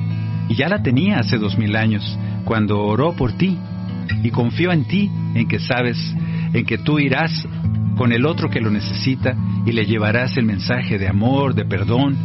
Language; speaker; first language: Spanish; native; Spanish